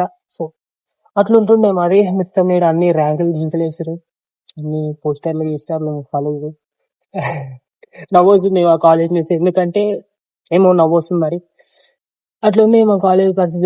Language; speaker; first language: Telugu; native; Telugu